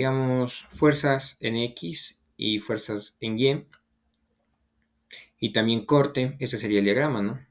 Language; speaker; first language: Spanish; native; Spanish